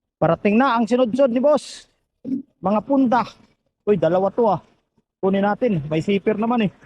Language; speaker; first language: Filipino; native; Filipino